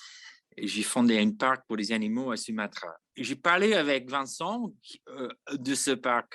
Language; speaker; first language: French; non-native, fluent; English